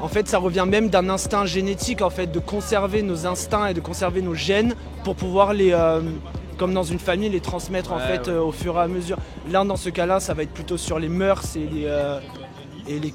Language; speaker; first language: French; native; French